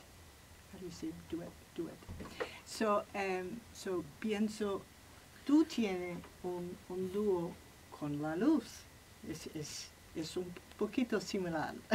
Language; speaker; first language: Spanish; non-native, learner; English